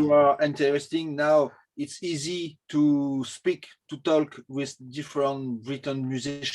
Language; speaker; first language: English; non-native, learner; French